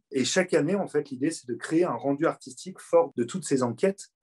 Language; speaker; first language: French; native; French